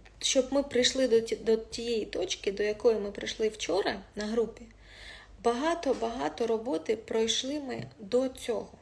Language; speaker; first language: Ukrainian; non-native, local second language; Russian